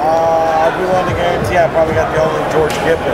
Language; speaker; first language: English; native; English